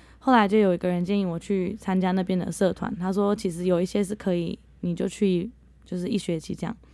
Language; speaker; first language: Chinese; early bilingual, heritage; Chinese